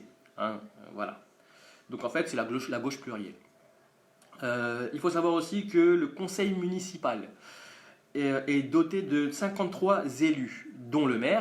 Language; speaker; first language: French; native; French